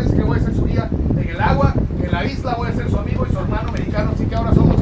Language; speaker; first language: Spanish; native; Spanish